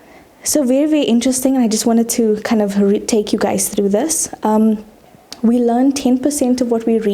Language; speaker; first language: English; native; English